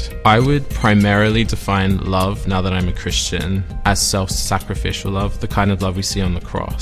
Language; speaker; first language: English; native; English